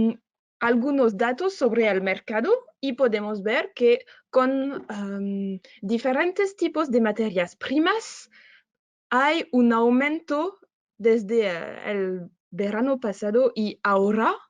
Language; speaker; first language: Spanish; non-native, fluent; French